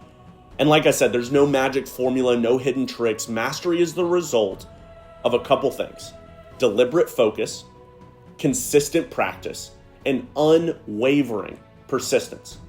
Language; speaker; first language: English; native; English